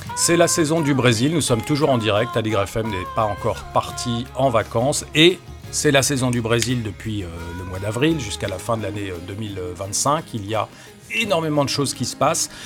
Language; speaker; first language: French; native; French